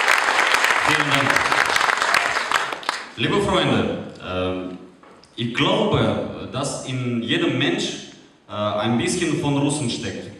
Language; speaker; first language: German; non-native, fluent; Russian